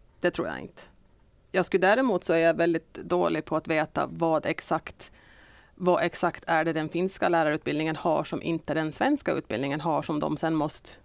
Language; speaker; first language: Swedish; native; Swedish